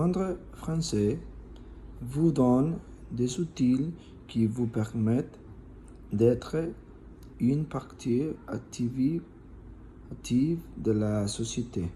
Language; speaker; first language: French; non-native, learner; Spanish